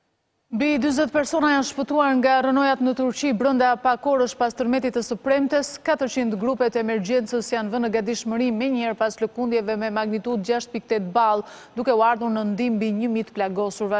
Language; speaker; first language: Albanian; native; Albanian